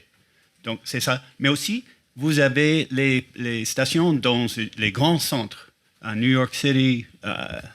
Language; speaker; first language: French; non-native, fluent; English